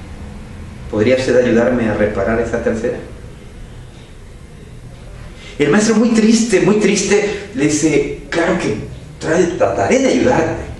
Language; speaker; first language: Spanish; native; Spanish